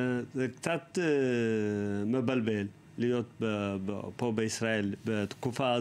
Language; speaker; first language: Hebrew; early bilingual, other home language; Amharic